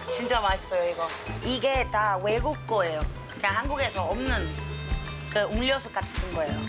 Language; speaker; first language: Korean; non-native, fluent; Spanish